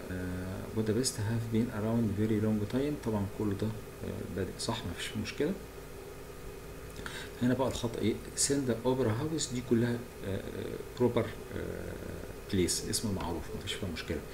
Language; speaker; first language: Arabic; native; Arabic